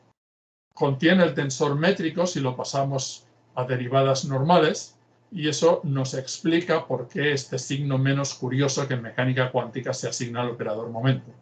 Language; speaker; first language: Spanish; native; Spanish